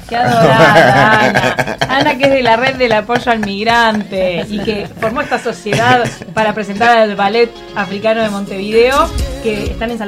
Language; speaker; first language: Spanish; native; Spanish